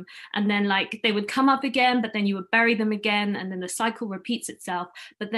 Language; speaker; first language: English; non-native, local second language; Cantonese